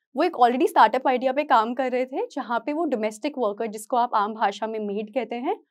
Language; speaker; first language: Hindi; native; Hindi